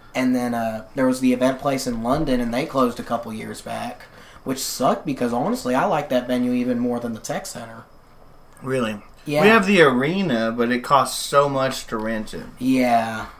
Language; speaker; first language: English; native; English